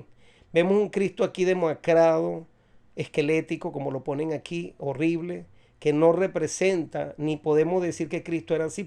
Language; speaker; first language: Spanish; native; Spanish